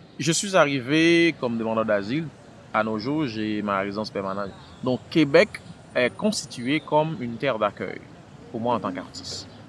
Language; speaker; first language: French; non-native, local second language; Haitian Creole